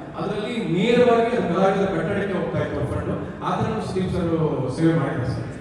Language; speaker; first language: Kannada; native; Kannada